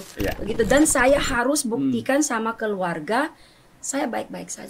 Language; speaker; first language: Indonesian; non-native, fluent; German